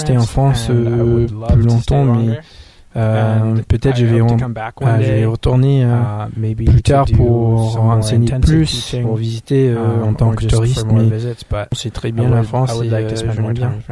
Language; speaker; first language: French; non-native, fluent; English